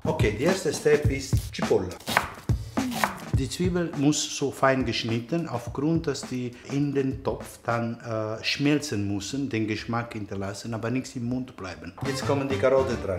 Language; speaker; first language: German; non-native, fluent; Italian